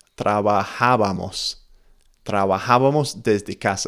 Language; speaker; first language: Spanish; non-native, fluent; English